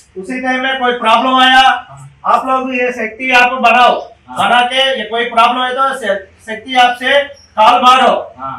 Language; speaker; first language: Hindi; non-native, local second language; Telugu